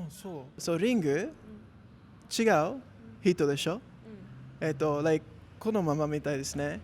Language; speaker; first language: Japanese; non-native, learner; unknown